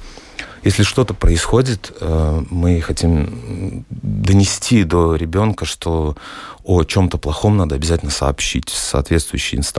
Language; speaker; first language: Russian; native; Russian